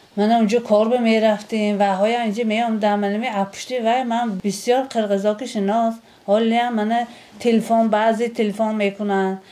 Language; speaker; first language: Tajik; native; Tajik